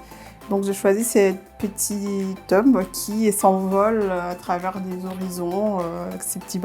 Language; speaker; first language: French; native; French